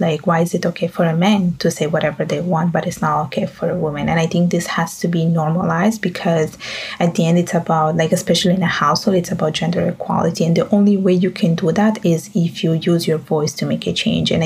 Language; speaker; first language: English; non-native, fluent; Italian